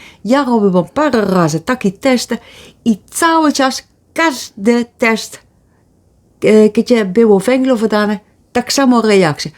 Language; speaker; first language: Polish; early bilingual, heritage; Polish